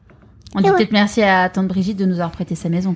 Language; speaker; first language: French; native; French